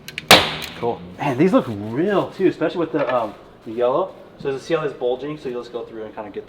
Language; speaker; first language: English; native; English